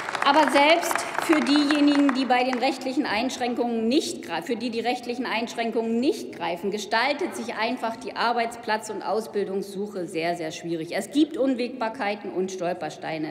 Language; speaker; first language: German; native; German